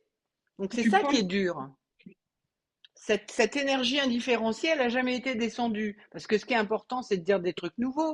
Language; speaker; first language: French; native; French